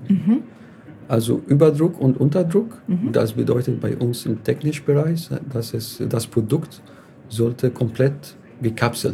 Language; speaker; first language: German; non-native, learner; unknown